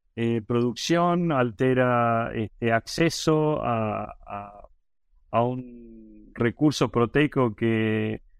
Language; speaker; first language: Spanish; native; Spanish